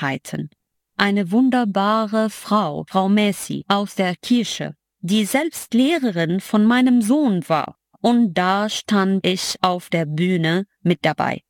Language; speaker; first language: German; non-native, fluent; Arabic